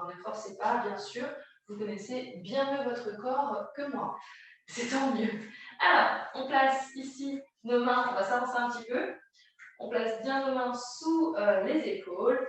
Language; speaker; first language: French; native; French